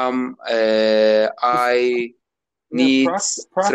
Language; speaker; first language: English; non-native, learner; Turkish